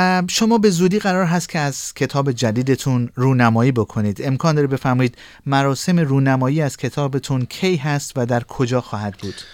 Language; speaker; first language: Persian; native; Persian